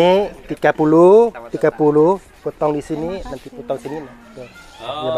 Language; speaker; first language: Indonesian; non-native, learner; Thai